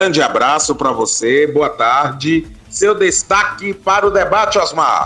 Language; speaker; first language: Portuguese; native; Portuguese